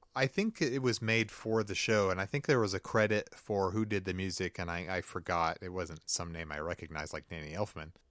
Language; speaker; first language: English; native; English